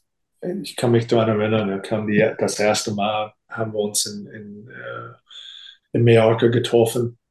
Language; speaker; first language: German; non-native, fluent; English